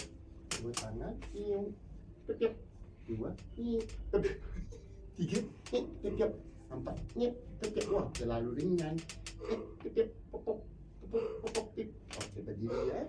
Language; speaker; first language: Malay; non-native, local second language; Cantonese